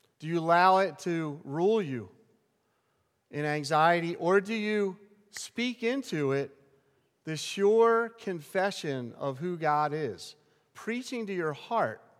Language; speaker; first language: English; native; English